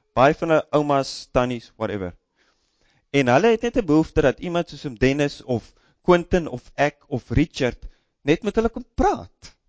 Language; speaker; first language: Afrikaans; native; Afrikaans